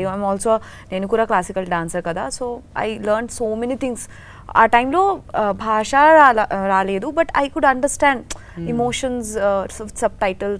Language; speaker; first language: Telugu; non-native, learner; Bangla